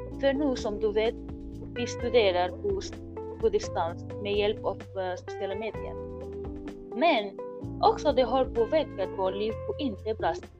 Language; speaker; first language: Swedish; non-native, learner; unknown